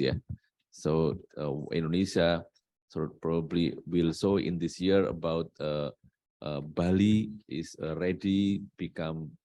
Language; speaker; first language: English; non-native, learner; Indonesian